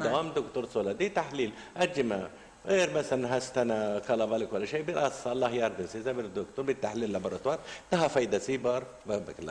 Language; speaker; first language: Turkish; non-native, learner; Arabic